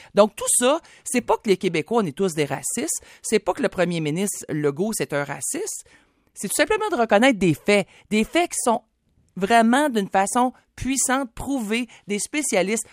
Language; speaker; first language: French; native; French